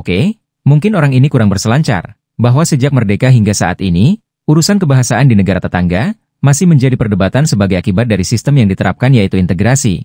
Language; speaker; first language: Indonesian; native; Indonesian